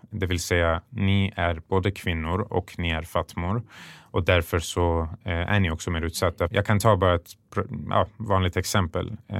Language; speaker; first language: Swedish; early bilingual, other home language; Persian